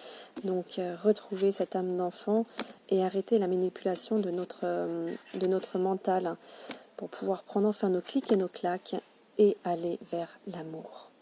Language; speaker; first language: French; native; French